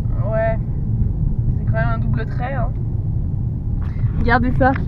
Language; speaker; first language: French; native; French